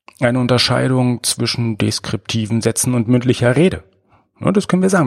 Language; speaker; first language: German; native; German